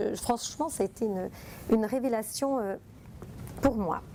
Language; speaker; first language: French; non-native, fluent; Italian